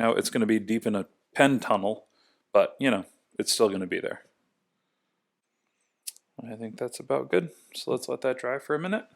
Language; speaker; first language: English; native; English